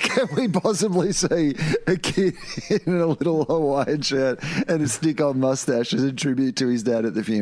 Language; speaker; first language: English; native; English